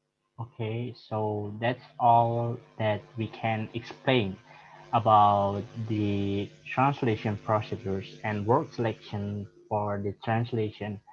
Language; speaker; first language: English; non-native, learner; Indonesian